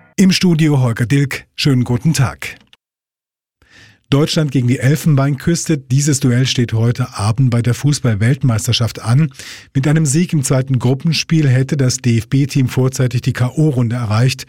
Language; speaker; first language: German; native; German